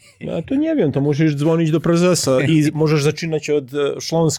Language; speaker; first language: Polish; non-native, learner; Croatian